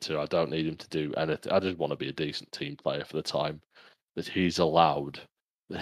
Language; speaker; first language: English; native; English